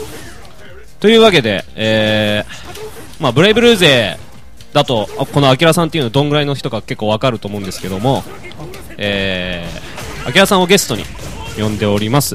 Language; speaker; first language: Japanese; native; Japanese